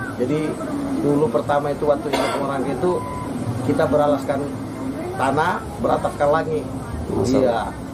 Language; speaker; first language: Indonesian; non-native, local second language; Buginese